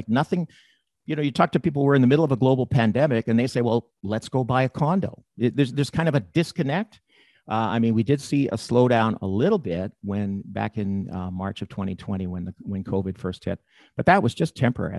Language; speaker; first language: English; native; English